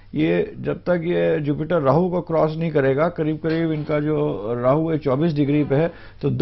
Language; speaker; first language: Hindi; native; Hindi